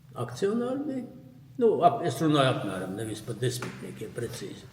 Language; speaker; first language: Latvian; non-native, local second language; Russian